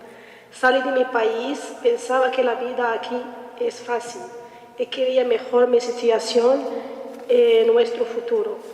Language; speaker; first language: Spanish; non-native, learner; Arabic